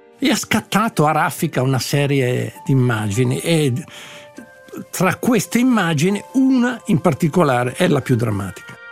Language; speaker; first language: Italian; native; Italian